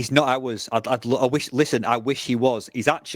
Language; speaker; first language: English; native; English